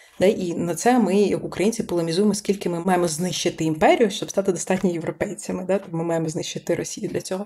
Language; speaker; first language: Ukrainian; early bilingual, other home language; Persian